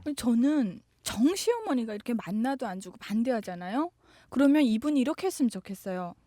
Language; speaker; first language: Korean; native; Korean